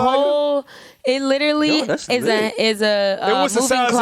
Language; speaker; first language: English; native; English